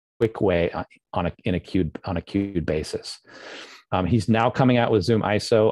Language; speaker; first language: English; native; English